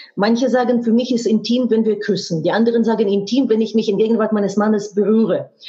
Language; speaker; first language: German; non-native, fluent; Russian